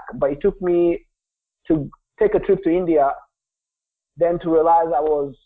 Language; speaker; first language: English; non-native, local second language; Kinyarwanda